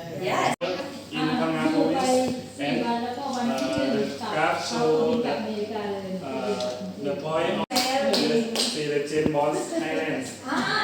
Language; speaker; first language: English; non-native, learner; Thai